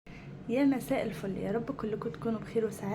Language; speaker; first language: Arabic; native; Arabic